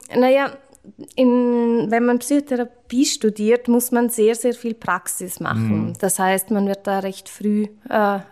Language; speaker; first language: German; native; German